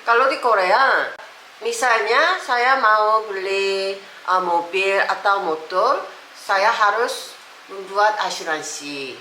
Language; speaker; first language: Indonesian; non-native, learner; Korean